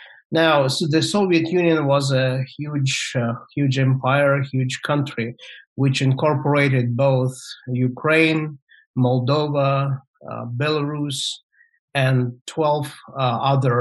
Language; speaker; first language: English; non-native, fluent; Russian